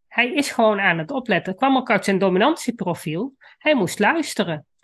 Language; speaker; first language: Dutch; native; Dutch